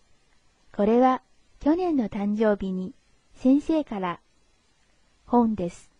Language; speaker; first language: Japanese; non-native, fluent; Chinese